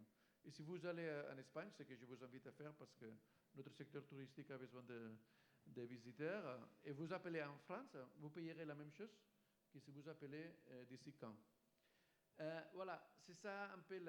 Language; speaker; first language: French; non-native, fluent; Spanish